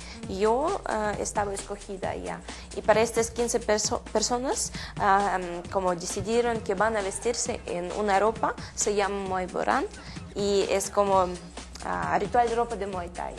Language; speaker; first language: Spanish; non-native, learner; Russian